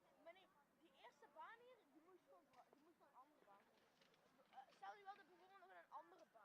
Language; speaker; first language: Dutch; native; Dutch